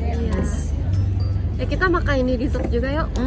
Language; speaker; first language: Indonesian; non-native, fluent; Japanese